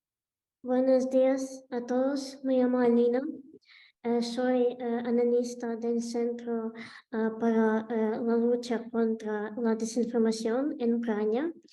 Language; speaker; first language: Spanish; non-native, fluent; Ukrainian